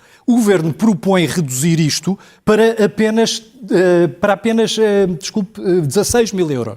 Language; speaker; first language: Portuguese; native; Portuguese